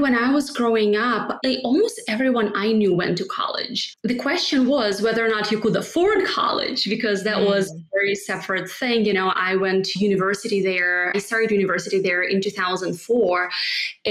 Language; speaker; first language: English; non-native, fluent; Russian